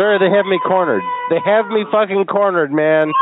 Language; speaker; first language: English; native; English